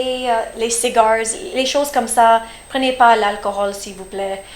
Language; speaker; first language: French; early bilingual, heritage; French